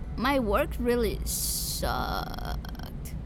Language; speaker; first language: English; early bilingual, other home language; Spanish